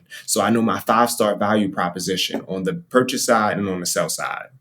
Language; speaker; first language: English; native; English